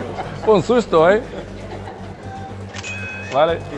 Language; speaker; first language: Spanish; non-native, fluent; Portuguese